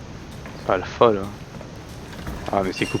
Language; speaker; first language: French; native; French